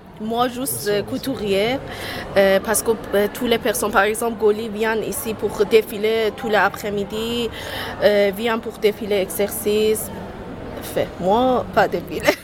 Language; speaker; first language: French; non-native, learner; Persian